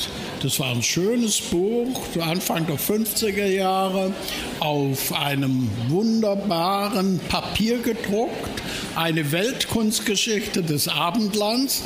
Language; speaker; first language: German; native; German